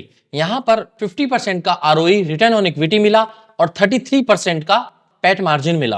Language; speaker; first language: Hindi; native; Hindi